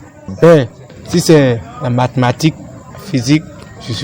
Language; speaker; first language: French; non-native, learner; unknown